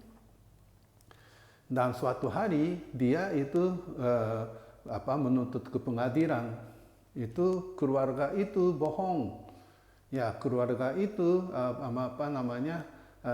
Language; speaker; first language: Indonesian; non-native, fluent; Japanese